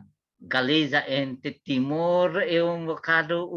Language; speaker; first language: Portuguese; non-native, learner; Tetum